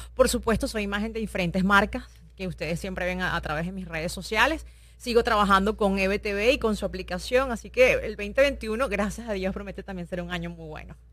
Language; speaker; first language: Spanish; native; Spanish